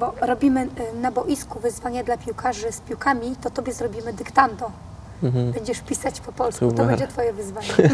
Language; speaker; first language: Polish; native; Polish